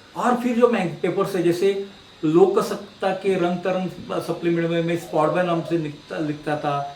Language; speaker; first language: Hindi; non-native, local second language; Marathi